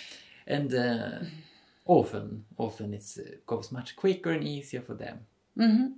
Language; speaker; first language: English; non-native, fluent; Swedish